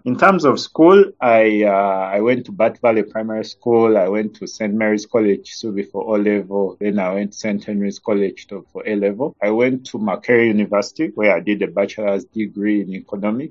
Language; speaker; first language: English; non-native, local second language; Ganda